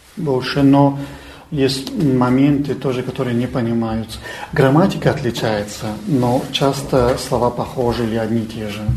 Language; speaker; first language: Russian; non-native, local second language; Armenian